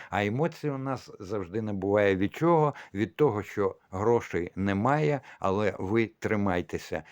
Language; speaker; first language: Ukrainian; non-native, local second language; Russian